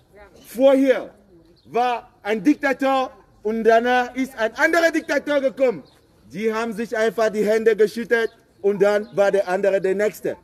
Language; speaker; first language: German; non-native, fluent; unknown